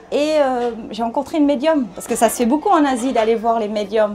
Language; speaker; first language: French; early bilingual, other home language; Thai